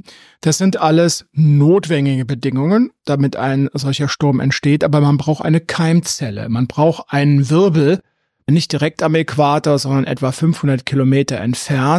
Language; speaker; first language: German; native; German